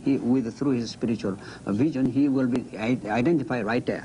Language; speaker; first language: English; non-native, fluent; Korean